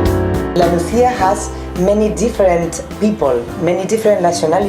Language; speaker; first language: English; non-native, fluent; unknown